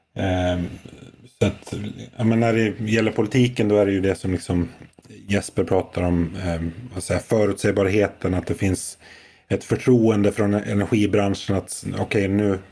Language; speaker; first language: Swedish; native; Swedish